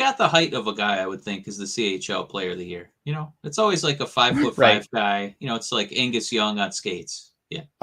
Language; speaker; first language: English; native; English